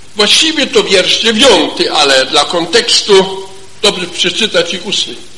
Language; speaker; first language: Polish; non-native, fluent; German